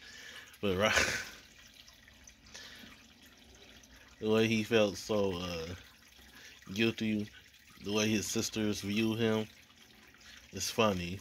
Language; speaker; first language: English; native; English